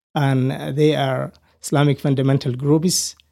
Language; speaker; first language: English; non-native, fluent; Somali